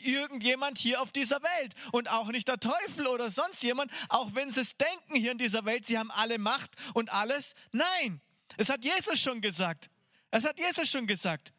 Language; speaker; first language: German; native; German